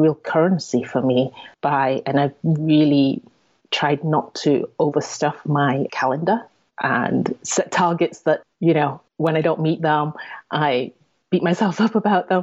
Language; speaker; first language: English; native; English